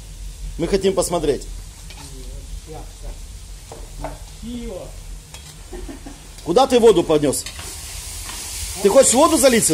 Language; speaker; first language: Russian; native; Russian